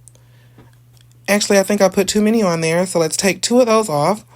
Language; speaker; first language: English; native; English